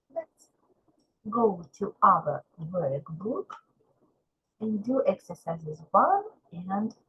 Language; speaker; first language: English; non-native, fluent; Ukrainian